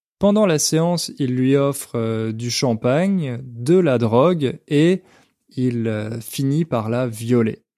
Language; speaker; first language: French; native; French